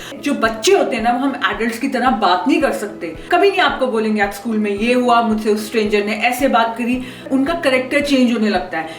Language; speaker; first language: Hindi; native; Hindi